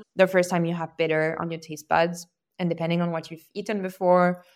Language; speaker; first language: English; non-native, fluent; French